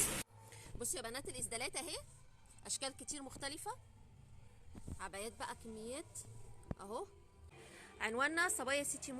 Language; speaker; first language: Arabic; native; Arabic